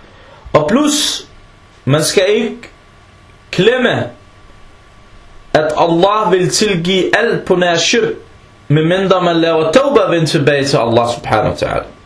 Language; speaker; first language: Danish; early bilingual, other home language; Arabic